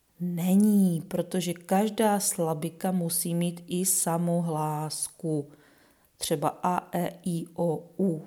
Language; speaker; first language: Czech; native; Czech